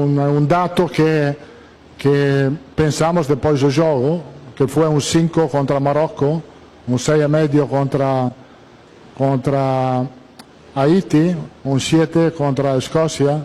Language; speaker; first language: Portuguese; non-native, learner; Italian